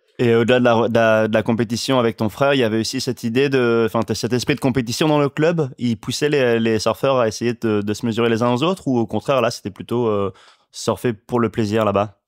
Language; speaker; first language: French; native; French